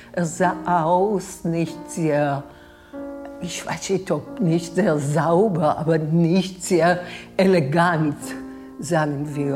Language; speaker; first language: German; non-native, fluent; Hebrew